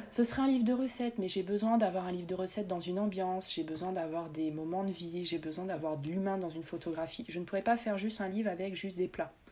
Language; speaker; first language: French; native; French